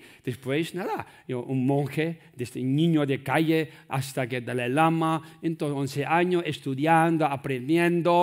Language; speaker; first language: Spanish; non-native, learner; Tibetan